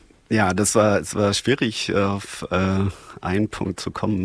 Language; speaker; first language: German; non-native, fluent; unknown